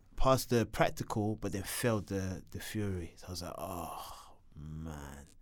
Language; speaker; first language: English; native; English